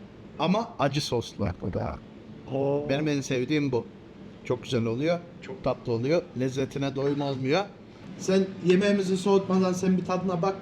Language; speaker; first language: Turkish; early bilingual, heritage; Turkish